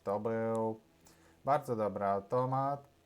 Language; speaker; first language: Polish; non-native, learner; Russian